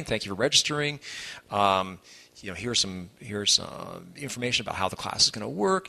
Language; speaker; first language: English; native; English